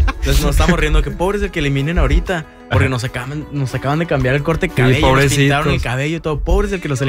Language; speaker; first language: Spanish; native; Spanish